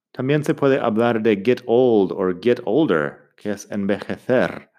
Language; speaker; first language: Spanish; non-native, fluent; English